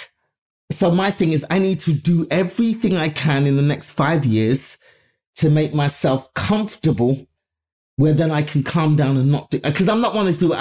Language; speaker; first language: English; native; English